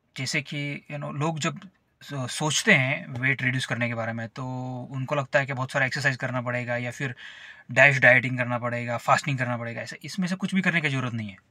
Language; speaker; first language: Hindi; non-native, local second language; Marathi